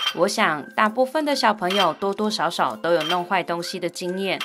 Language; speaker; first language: Chinese; native; Chinese